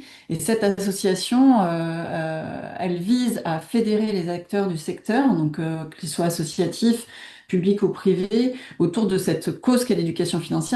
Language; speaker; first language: French; native; French